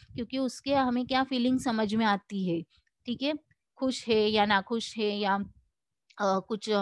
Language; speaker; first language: Hindi; non-native, local second language; Marathi